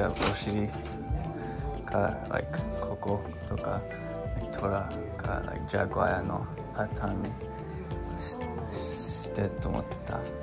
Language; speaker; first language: Japanese; non-native, learner; English